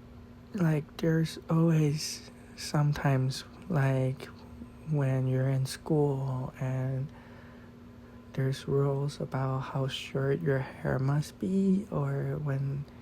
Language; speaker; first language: English; non-native, fluent; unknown